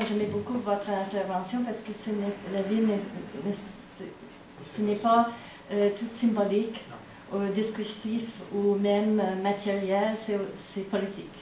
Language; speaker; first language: French; non-native, fluent; English